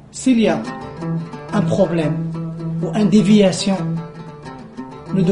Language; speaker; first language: French; non-native, local second language; Arabic